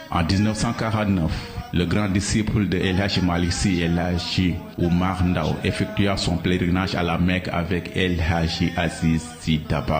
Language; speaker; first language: French; non-native, local second language; Wolof